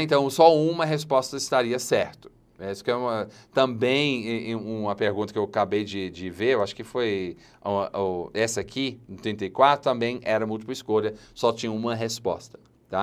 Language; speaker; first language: Portuguese; non-native, fluent; English